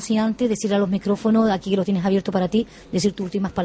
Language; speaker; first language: Spanish; native; Spanish